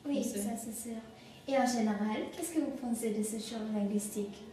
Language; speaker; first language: French; non-native, learner; German